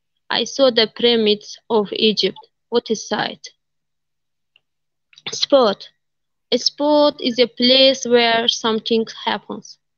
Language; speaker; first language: English; non-native, learner; Azerbaijani